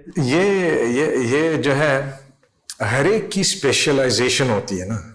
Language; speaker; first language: Urdu; non-native, fluent; English